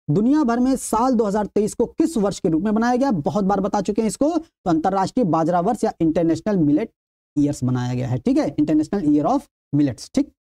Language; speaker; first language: Hindi; native; Hindi